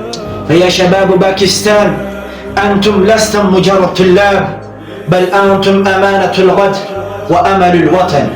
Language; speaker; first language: Arabic; non-native, learner; Urdu